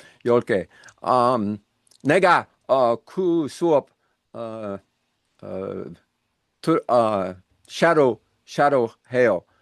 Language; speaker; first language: Korean; non-native, learner; English